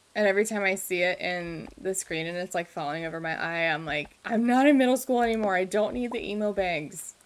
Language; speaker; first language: English; native; English